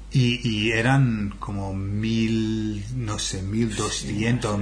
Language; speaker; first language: Spanish; non-native, fluent; English